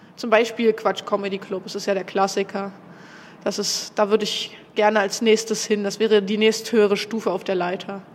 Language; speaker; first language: German; native; German